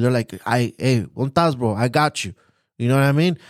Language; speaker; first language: English; native; English